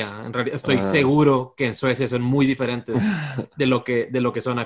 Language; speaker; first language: Spanish; native; Spanish